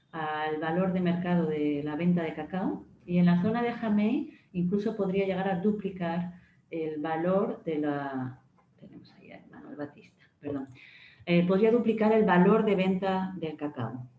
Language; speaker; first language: Spanish; native; Spanish